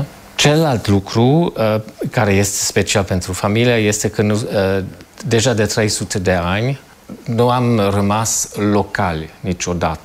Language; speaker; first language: Romanian; non-native, fluent; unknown